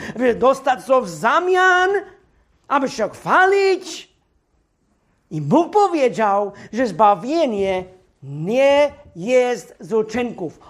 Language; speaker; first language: Polish; non-native, fluent; English